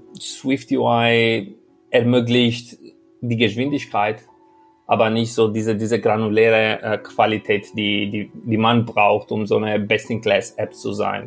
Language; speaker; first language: German; non-native, fluent; Albanian